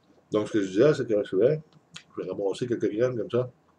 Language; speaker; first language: French; native; French